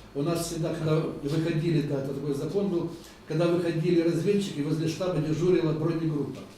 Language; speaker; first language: Russian; native; Russian